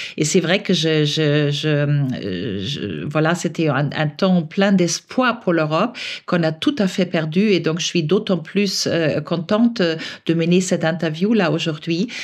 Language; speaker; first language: French; non-native, fluent; German